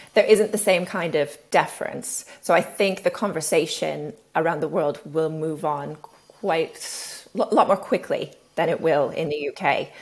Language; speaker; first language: English; native; English